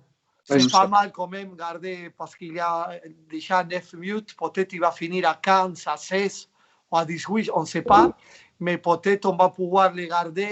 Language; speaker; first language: French; non-native, fluent; Spanish